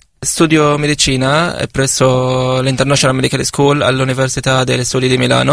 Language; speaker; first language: Italian; non-native, fluent; Arabic